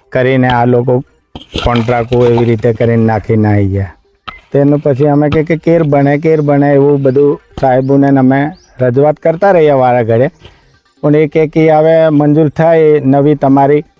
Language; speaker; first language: Gujarati; non-native, local second language; Rathawi